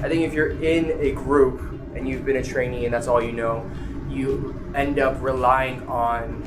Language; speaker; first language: English; native; English